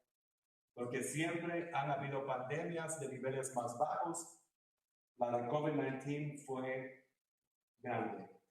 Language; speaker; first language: Spanish; early bilingual, heritage; Spanish